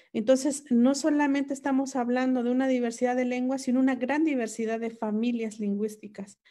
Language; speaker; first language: Spanish; non-native, local second language; Mixtepec Mixtec